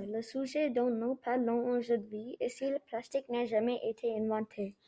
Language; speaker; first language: French; non-native, learner; English